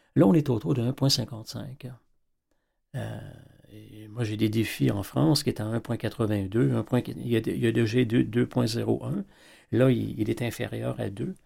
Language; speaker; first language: French; native; French